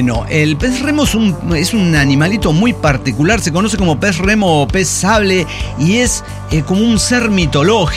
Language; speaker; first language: Spanish; native; Spanish